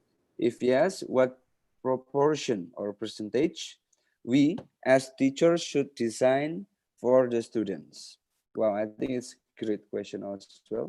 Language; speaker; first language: English; non-native, fluent; Indonesian